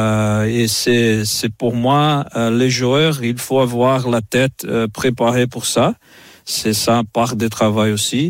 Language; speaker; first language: French; non-native, fluent; Portuguese